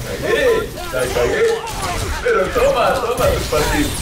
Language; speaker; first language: Spanish; native; Spanish